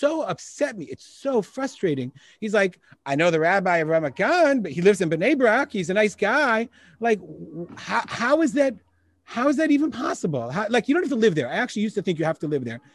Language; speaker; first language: English; native; English